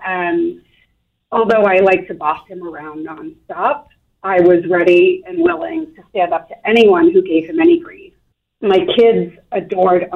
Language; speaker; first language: English; native; English